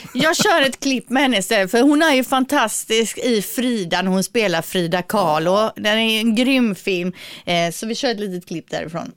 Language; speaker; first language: Swedish; native; Swedish